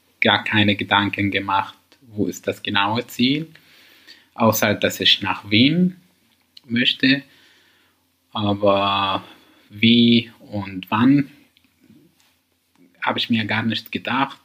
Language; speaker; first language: German; non-native, learner; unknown